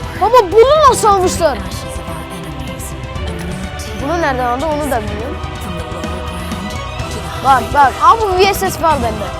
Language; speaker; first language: Turkish; native; Turkish